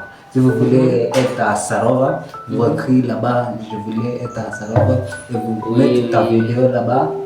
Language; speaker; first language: French; non-native, learner; Kalenjin